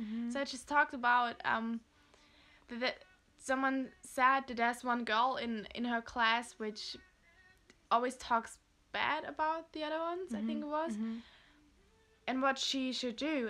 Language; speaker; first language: English; non-native, fluent; German